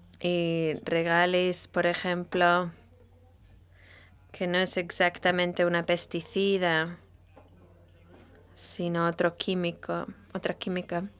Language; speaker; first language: Spanish; non-native, fluent; Italian